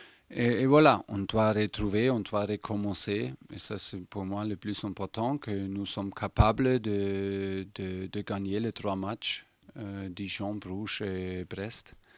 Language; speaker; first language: French; non-native, fluent; German